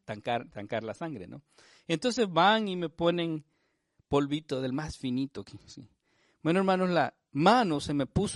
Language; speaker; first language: Spanish; native; Spanish